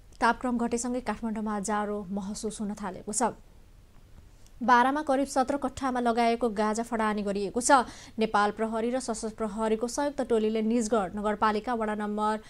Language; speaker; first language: Nepali; non-native, local second language; Maithili